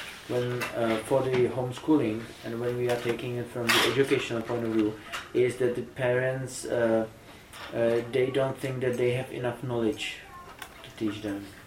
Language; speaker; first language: English; non-native, fluent; Czech